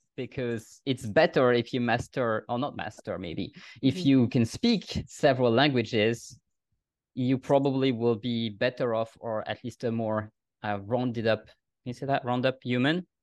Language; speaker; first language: English; non-native, fluent; French